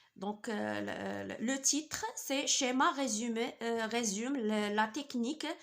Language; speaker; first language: French; non-native, local second language; Arabic